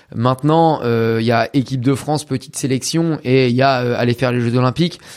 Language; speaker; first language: French; native; French